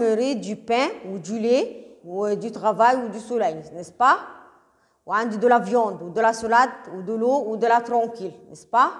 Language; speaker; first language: French; non-native, local second language; Arabic